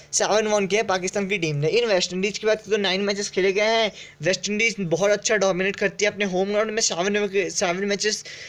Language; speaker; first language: Hindi; native; Hindi